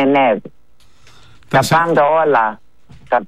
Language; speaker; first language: Greek; early bilingual, heritage; Greek